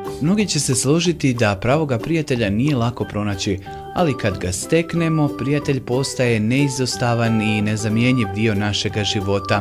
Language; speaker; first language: Croatian; native; Croatian